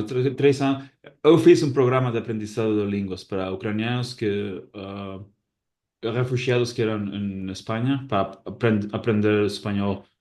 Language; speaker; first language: Portuguese; non-native, fluent; Basque